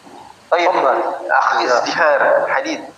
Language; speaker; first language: Arabic; non-native, fluent; Indonesian